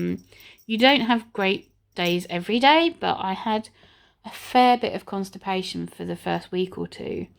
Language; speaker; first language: English; native; English